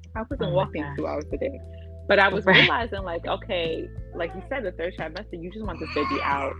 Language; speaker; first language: English; early bilingual, other home language; Akan